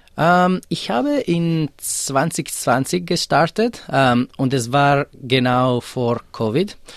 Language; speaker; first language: German; non-native, local second language; Italian